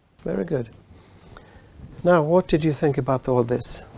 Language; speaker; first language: English; non-native, fluent; Swedish